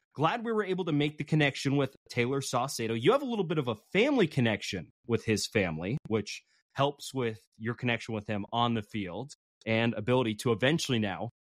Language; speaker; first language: English; native; English